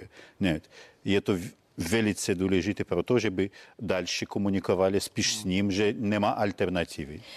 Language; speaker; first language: Czech; non-native, fluent; Russian